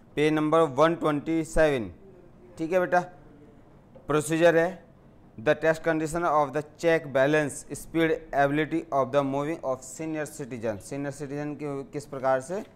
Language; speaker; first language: Hindi; native; Hindi